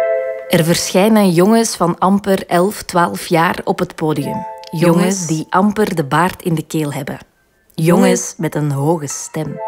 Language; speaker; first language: Dutch; native; Dutch